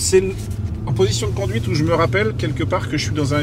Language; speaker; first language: French; native; French